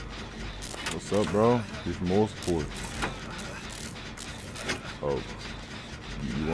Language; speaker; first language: English; native; English